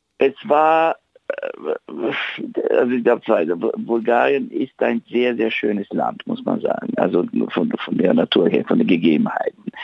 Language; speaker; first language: German; non-native, fluent; Bulgarian